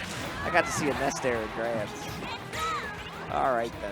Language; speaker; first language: English; native; English